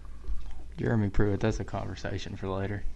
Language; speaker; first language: English; native; English